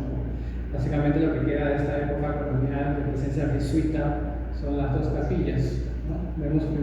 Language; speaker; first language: Spanish; native; Spanish